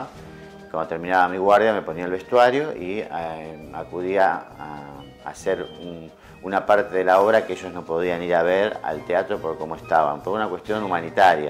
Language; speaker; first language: Spanish; native; Spanish